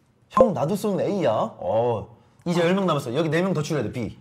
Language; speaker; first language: Korean; native; Korean